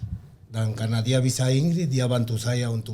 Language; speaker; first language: Indonesian; non-native, learner; Spanish